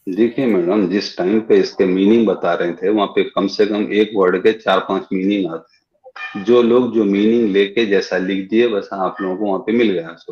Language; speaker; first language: Hindi; non-native, local second language; Urdu